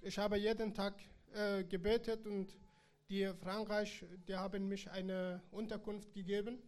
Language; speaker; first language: German; non-native, learner; Persian